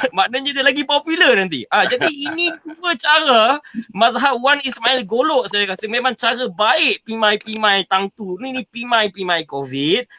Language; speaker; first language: Malay; native; Malay